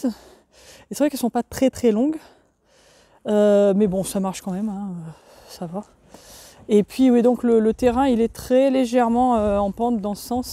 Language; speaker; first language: French; native; French